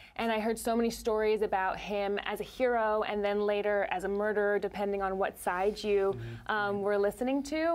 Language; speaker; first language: English; native; English